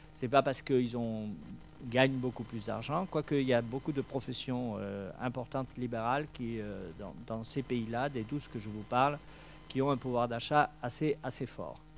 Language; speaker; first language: French; non-native, fluent; Spanish